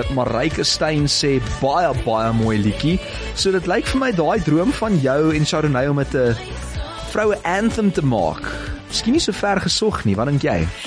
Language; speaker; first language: Afrikaans; native; Afrikaans